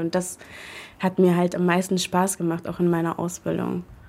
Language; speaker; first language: German; non-native, fluent; Arabic